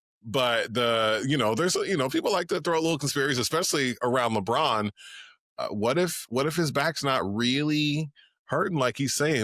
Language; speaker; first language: English; native; English